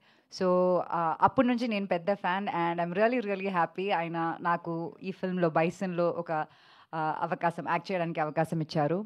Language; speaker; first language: Telugu; non-native, fluent; Malayalam